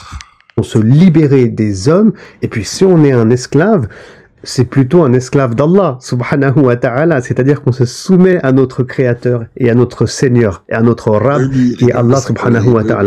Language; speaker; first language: French; native; French